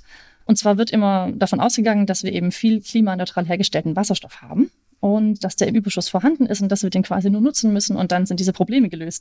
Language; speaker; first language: German; native; German